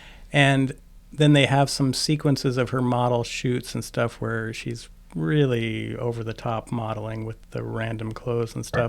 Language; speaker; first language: English; native; English